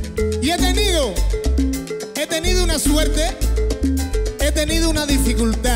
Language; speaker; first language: Spanish; native; Spanish